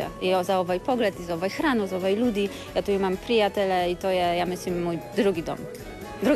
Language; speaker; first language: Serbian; non-native, learner; Polish